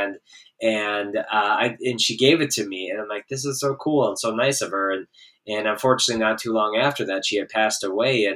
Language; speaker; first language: English; native; English